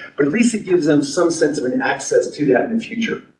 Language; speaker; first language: English; native; English